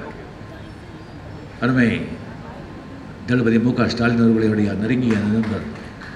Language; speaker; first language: Tamil; non-native, fluent; Marathi